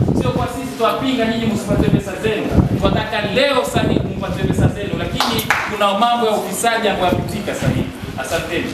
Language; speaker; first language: Swahili; native; Swahili